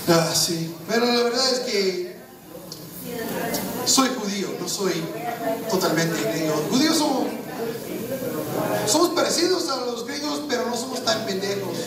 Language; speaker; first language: Spanish; non-native, fluent; English